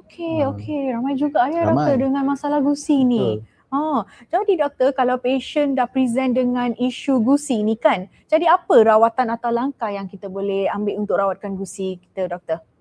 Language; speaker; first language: Malay; native; Malay